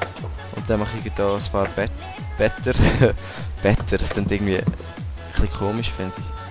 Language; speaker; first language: German; native; German